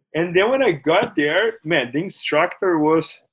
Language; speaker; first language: English; non-native, fluent; Portuguese